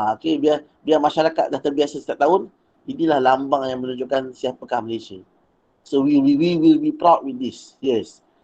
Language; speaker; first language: Malay; native; Malay